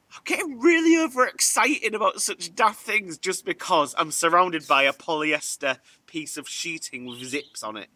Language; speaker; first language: English; native; English